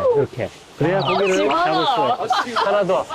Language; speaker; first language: Korean; native; Korean